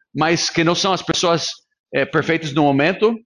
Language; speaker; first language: Portuguese; non-native, fluent; English